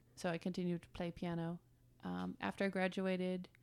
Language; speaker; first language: English; early bilingual, other home language; German